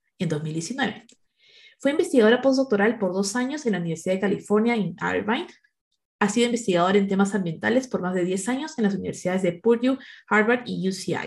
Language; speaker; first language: Spanish; native; Spanish